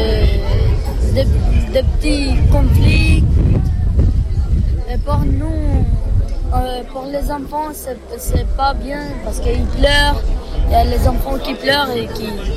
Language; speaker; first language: French; non-native, learner; Albanian